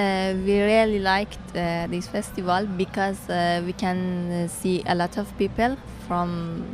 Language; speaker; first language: English; non-native, learner; Persian